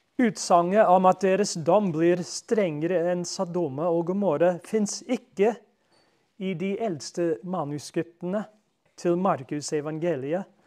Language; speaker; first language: Norwegian; non-native, fluent; English